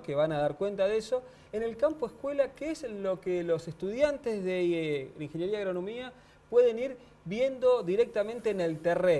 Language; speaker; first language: Spanish; native; Spanish